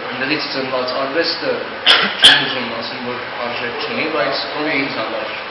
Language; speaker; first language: Armenian; early bilingual, heritage; Armenian